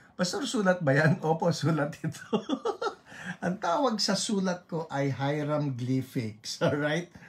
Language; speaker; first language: Filipino; native; Filipino